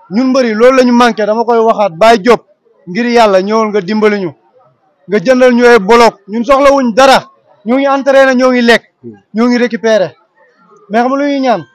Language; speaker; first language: Wolof; native; Wolof